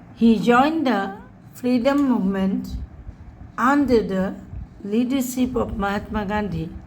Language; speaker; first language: English; non-native, local second language; Assamese